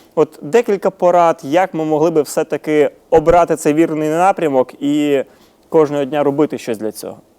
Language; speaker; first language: Ukrainian; native; Ukrainian